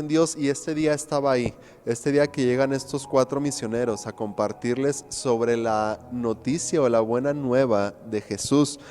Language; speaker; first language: Spanish; native; Spanish